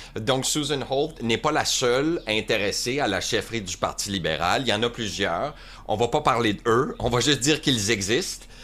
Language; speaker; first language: French; native; French